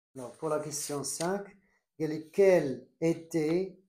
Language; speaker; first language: French; non-native, local second language; Arabic